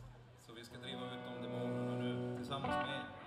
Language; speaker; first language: Swedish; native; Swedish